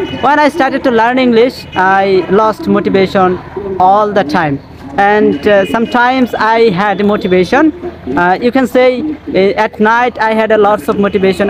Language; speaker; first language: English; non-native, learner; Bangla